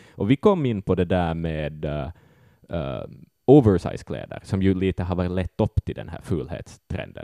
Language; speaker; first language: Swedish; native; Swedish